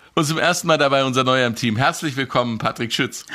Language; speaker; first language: German; native; German